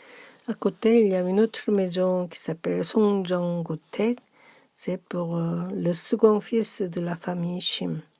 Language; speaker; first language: French; non-native, learner; Korean